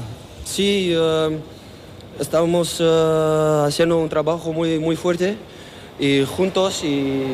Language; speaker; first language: Spanish; non-native, learner; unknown